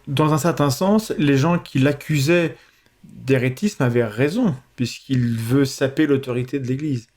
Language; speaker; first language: French; native; French